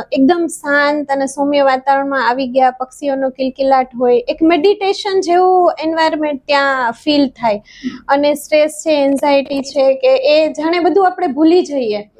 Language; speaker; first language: Gujarati; native; Gujarati